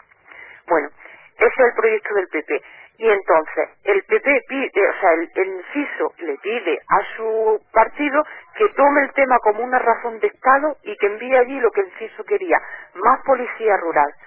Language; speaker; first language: Spanish; native; Spanish